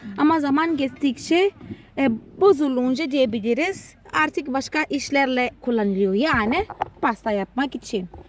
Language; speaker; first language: Turkish; non-native, fluent; Portuguese